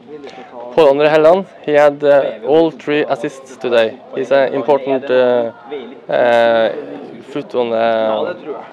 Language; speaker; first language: English; non-native, fluent; Norwegian